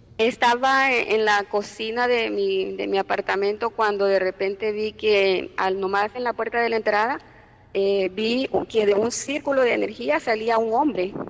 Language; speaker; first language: Spanish; native; Spanish